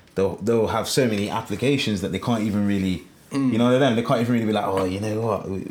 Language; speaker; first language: English; native; English